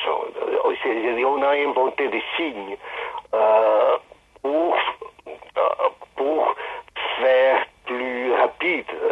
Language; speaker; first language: French; non-native, fluent; Spanish